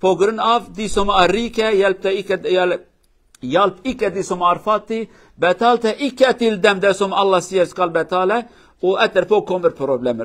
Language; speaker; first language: Swedish; non-native, learner; Kurdish